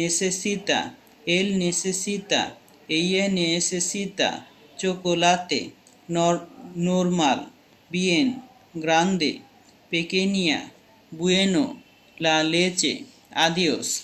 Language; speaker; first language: Spanish; non-native, learner; Bangla